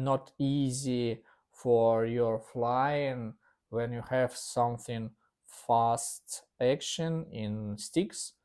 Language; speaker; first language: English; non-native, learner; Russian